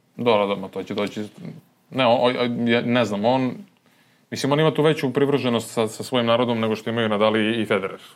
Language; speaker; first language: Serbian; native; Serbian